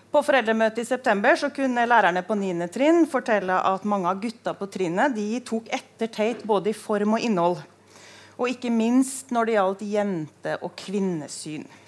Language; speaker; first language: Norwegian; native; Norwegian